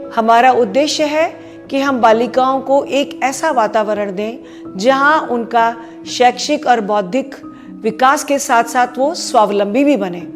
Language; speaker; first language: Hindi; native; Hindi